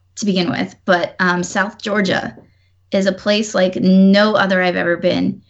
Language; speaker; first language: English; native; English